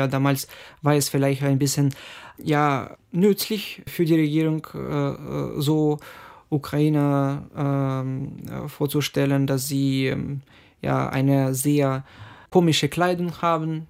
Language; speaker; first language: German; non-native, fluent; Ukrainian